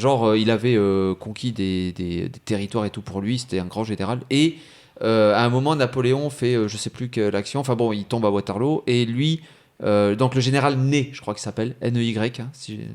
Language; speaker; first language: French; native; French